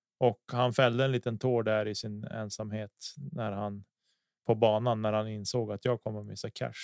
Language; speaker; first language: Swedish; native; Swedish